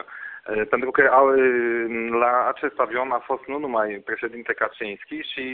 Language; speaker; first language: Romanian; non-native, fluent; Polish